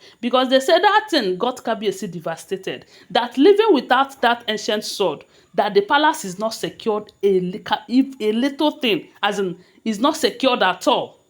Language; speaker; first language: English; non-native, local second language; Yoruba